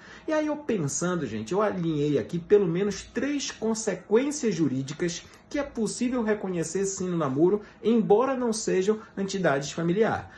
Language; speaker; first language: Portuguese; native; Portuguese